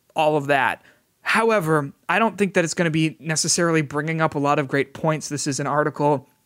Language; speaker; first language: English; native; English